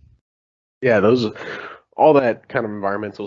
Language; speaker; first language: English; native; English